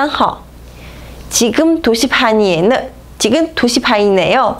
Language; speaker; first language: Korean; non-native, fluent; Chinese